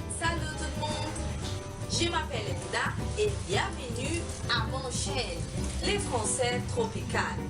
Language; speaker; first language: French; non-native, learner; Portuguese